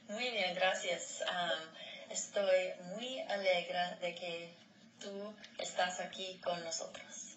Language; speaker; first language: Spanish; non-native, learner; English